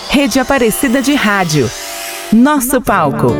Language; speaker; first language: Portuguese; native; Portuguese